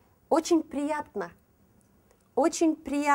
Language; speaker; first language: Russian; non-native, fluent; Turkish